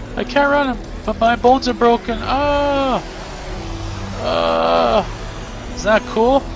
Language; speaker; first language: English; native; English